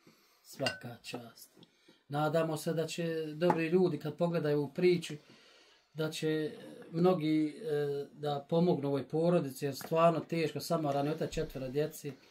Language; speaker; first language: Bosnian; native; Bosnian